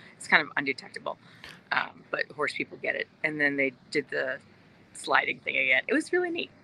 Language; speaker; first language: English; early bilingual, other home language; Norwegian